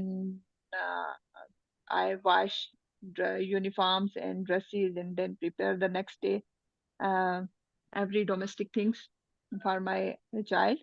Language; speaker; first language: English; non-native, learner; Urdu